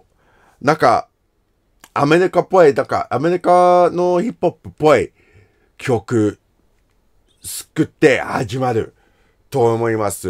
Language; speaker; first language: Japanese; non-native, learner; English